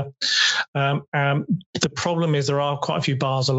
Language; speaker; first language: English; native; English